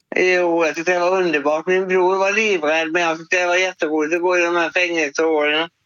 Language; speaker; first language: Swedish; native; Swedish